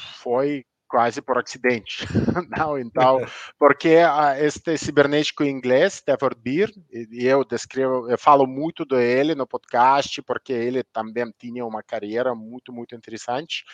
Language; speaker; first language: Portuguese; non-native, learner; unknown